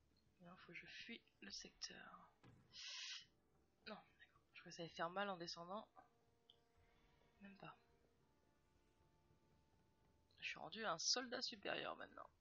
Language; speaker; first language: French; native; French